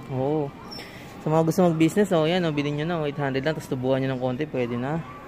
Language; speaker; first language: Filipino; native; Filipino